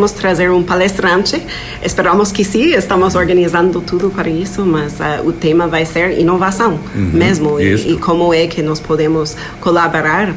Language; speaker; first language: Portuguese; non-native, fluent; English